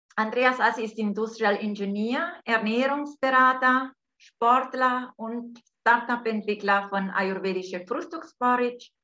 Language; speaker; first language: German; non-native, fluent; Italian